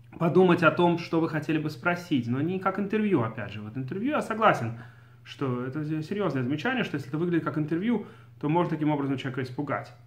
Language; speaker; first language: Russian; early bilingual, other home language; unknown